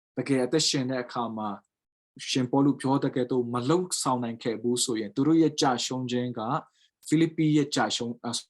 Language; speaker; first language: Burmese; non-native, local second language; Tedim Chin